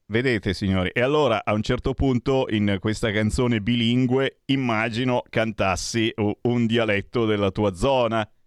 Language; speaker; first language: Italian; native; Italian